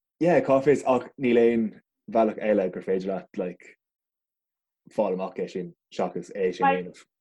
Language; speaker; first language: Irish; native; Irish